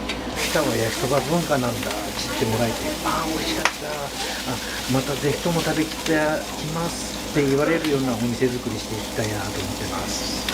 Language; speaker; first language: Japanese; native; Japanese